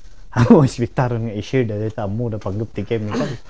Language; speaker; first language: Filipino; non-native, local second language; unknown